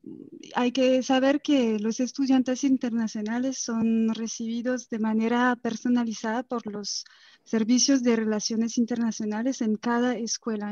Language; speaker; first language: Spanish; non-native, fluent; French